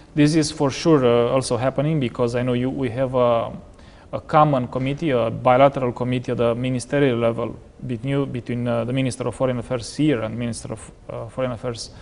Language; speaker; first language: English; non-native, fluent; Romanian